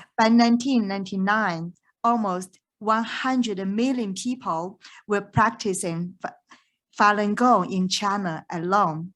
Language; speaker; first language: English; non-native, fluent; Chinese